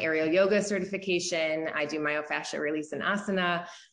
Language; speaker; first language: English; native; English